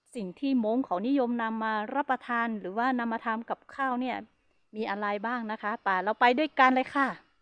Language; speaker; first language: Thai; non-native, local second language; Hmong